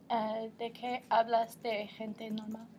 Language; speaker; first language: Spanish; non-native, learner; English